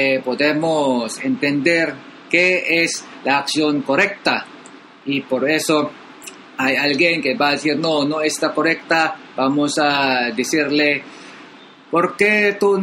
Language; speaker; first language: Spanish; non-native, learner; Filipino